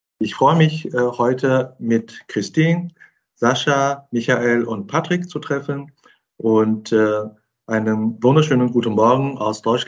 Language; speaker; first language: German; non-native, fluent; Chinese